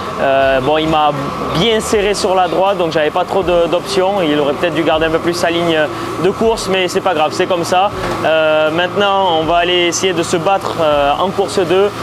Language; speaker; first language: French; native; French